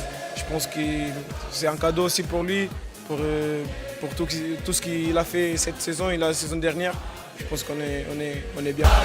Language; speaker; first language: French; non-native, fluent; Portuguese